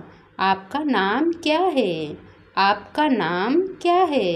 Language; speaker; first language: Hindi; non-native, local second language; Odia